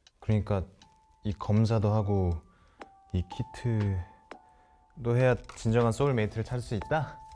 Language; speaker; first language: Korean; native; Korean